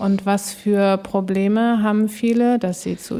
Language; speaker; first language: German; native; German